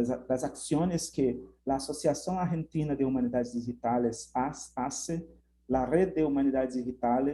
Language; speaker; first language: Spanish; non-native, fluent; Portuguese